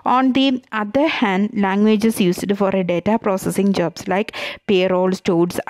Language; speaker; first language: English; non-native, local second language; Malayalam